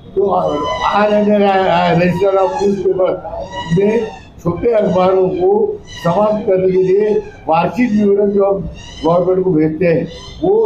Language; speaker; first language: Hindi; non-native, local second language; Marathi